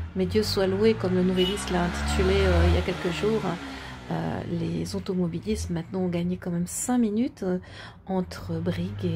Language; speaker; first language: French; native; French